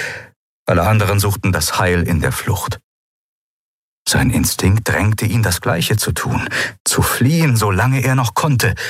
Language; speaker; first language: German; native; German